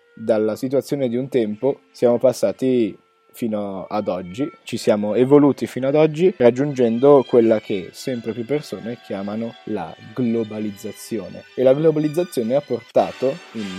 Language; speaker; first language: Italian; native; Italian